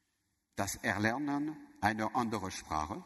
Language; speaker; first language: German; non-native, learner; French